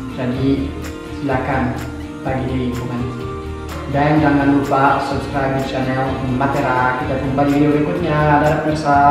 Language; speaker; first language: Indonesian; non-native, fluent; French